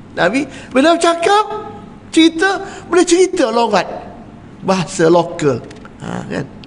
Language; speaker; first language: Malay; native; Malay